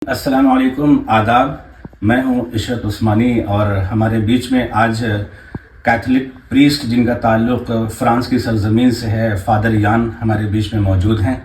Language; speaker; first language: Hindi; native; Hindi